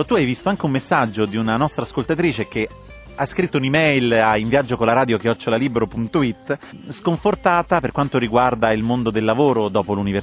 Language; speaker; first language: Italian; native; Italian